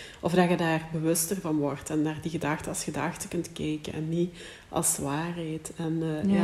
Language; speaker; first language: Dutch; native; Dutch